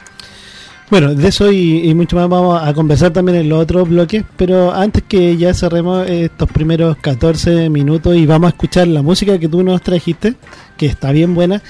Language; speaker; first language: Spanish; native; Spanish